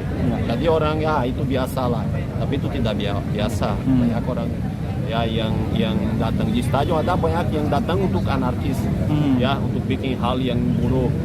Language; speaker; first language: Indonesian; non-native, fluent; Portuguese